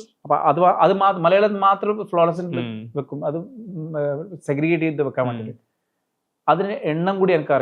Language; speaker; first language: Malayalam; early bilingual, heritage; Malayalam